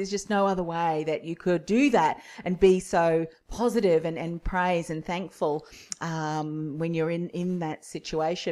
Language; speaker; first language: English; native; English